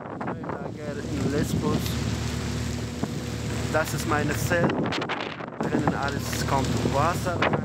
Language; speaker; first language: German; non-native, learner; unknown